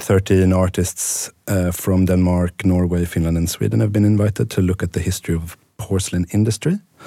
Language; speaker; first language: English; non-native, fluent; Swedish